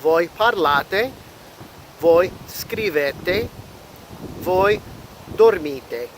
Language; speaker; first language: Italian; non-native, fluent; English